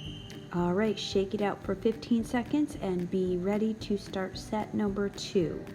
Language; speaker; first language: English; native; English